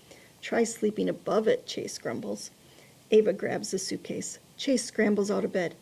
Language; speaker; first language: English; native; English